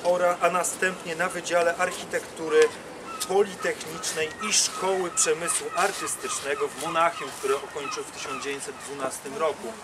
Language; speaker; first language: Polish; native; Polish